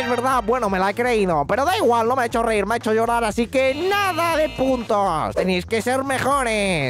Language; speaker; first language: Spanish; native; Spanish